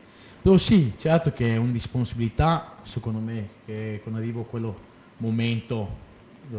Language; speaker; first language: Italian; non-native, fluent; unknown